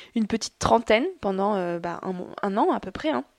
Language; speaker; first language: French; native; French